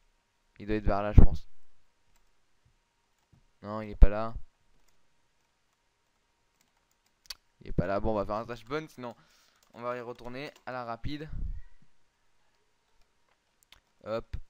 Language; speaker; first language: French; native; French